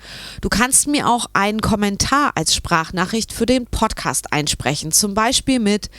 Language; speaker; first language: German; native; German